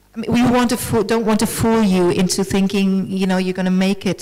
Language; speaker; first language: English; non-native, fluent; German